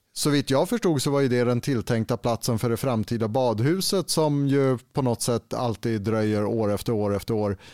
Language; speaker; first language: Swedish; native; Swedish